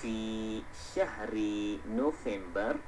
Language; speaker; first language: Arabic; non-native, fluent; Malay